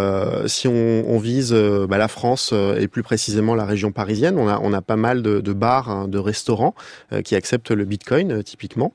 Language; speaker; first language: French; native; French